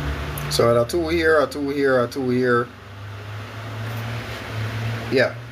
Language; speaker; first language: English; native; English